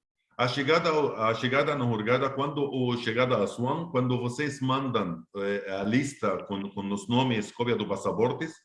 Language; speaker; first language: Portuguese; non-native, fluent; Arabic